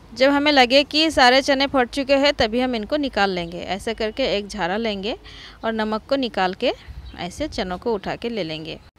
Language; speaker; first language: Hindi; non-native, local second language; Marathi